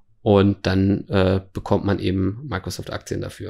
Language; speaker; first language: German; native; German